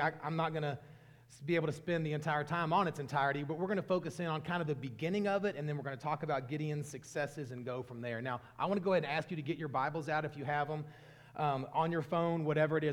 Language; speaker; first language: English; native; English